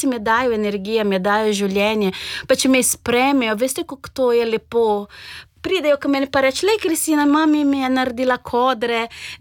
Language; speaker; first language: Slovenian; non-native, fluent; Portuguese